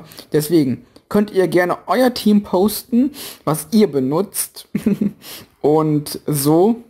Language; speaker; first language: German; native; German